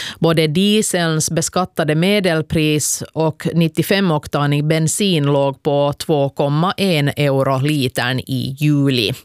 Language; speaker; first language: Swedish; native; Swedish